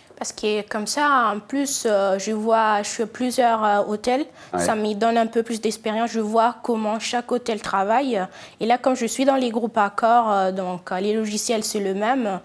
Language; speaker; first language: French; non-native, fluent; Italian